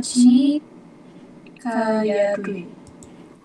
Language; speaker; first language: Korean; non-native, learner; Indonesian